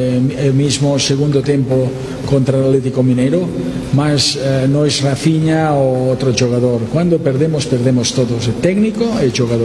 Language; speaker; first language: Portuguese; non-native, learner; Spanish